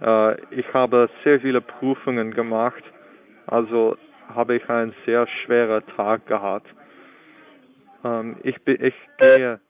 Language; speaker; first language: German; non-native, learner; English